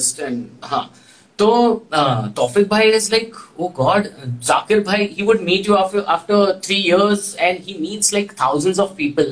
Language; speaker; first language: English; non-native, local second language; Gujarati